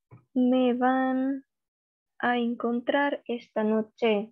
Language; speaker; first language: Spanish; non-native, learner; Indonesian